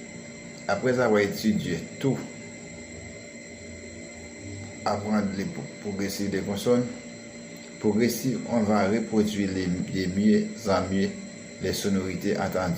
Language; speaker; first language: French; non-native, learner; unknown